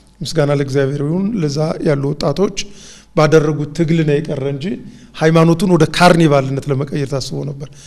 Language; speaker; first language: Amharic; native; Amharic